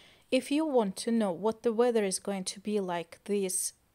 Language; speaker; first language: English; non-native, fluent; Azerbaijani